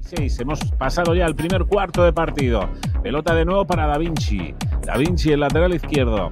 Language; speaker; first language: Spanish; native; Spanish